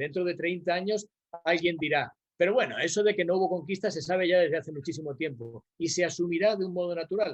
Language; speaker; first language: Spanish; native; Spanish